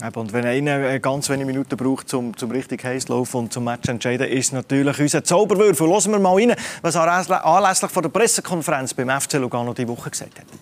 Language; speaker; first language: German; native; German